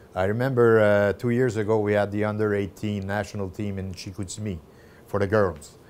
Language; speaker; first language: English; non-native, fluent; French